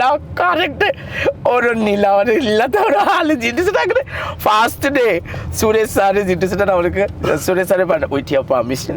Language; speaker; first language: Malayalam; non-native, local second language; Assamese